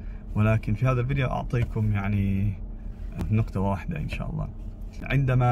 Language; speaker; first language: Arabic; non-native, learner; English